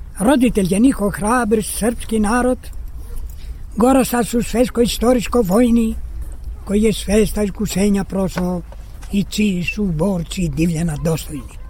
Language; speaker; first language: Serbian; early bilingual, heritage; Serbian